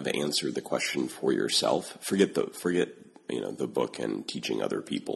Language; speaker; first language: English; native; English